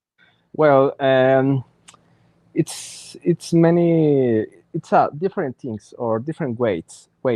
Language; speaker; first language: English; non-native, learner; Spanish